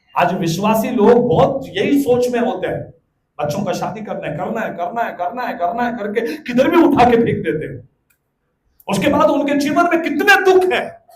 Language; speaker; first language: Hindi; non-native, local second language; Telugu